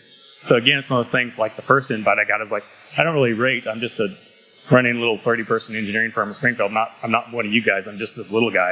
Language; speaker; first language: English; native; English